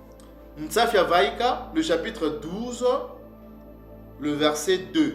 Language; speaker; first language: French; non-native, local second language; Kongo